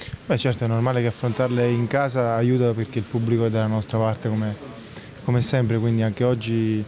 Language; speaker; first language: Italian; native; Italian